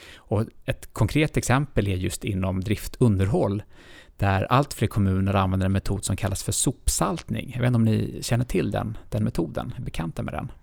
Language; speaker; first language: Swedish; native; Swedish